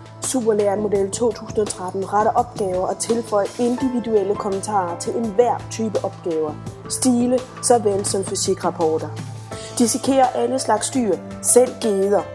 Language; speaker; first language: Danish; native; Danish